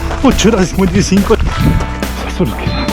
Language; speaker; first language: Spanish; native; Spanish